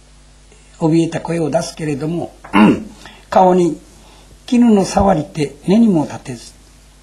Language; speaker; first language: Japanese; native; Japanese